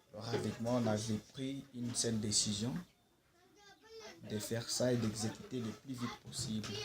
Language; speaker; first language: French; non-native, local second language; Swahili